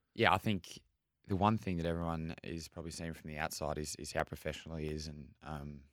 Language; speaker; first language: English; native; English